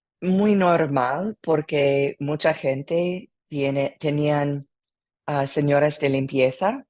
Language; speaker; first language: Spanish; non-native, learner; English